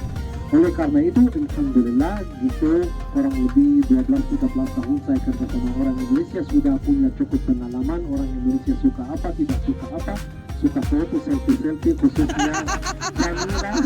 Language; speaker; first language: Indonesian; non-native, fluent; Arabic